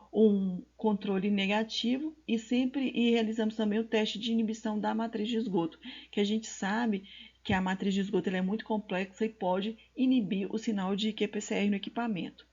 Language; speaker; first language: Portuguese; native; Portuguese